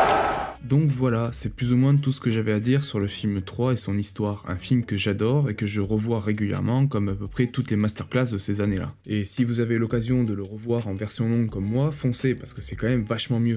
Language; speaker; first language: French; native; French